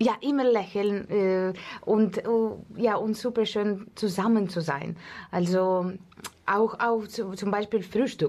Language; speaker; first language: German; non-native, learner; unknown